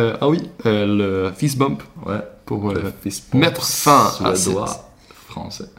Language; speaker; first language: French; non-native, learner; Swedish